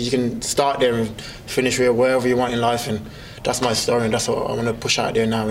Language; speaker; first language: English; native; English